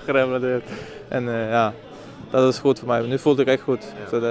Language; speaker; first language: Dutch; non-native, learner; Swedish